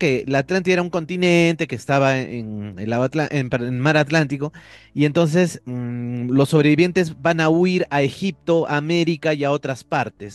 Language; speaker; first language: Spanish; native; Spanish